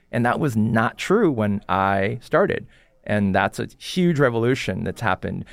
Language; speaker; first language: English; early bilingual, other home language; Korean